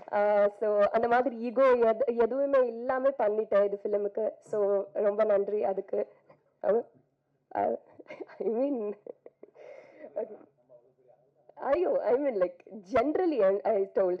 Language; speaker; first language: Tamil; non-native, fluent; Telugu